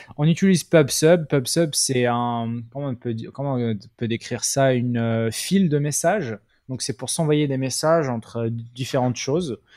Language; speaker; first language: French; non-native, local second language; Arabic